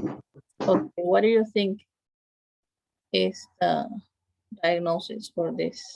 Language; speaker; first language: English; non-native, learner; Spanish